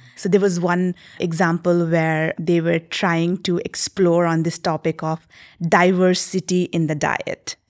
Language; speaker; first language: English; non-native, local second language; Nepali